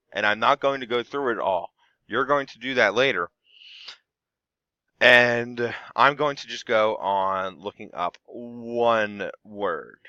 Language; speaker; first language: English; native; English